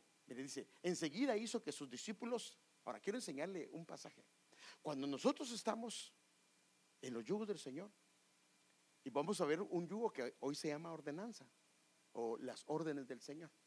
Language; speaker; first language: Spanish; native; Spanish